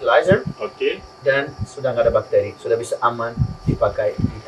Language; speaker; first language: Indonesian; non-native, learner; Spanish